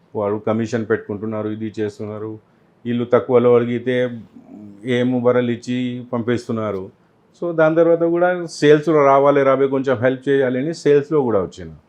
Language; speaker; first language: Telugu; non-native, local second language; Urdu